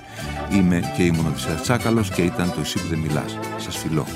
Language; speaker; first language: Greek; native; Greek